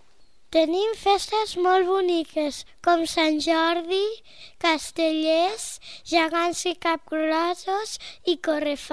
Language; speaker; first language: Catalan; early bilingual, other home language; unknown